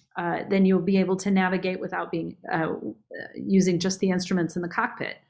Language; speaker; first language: English; native; English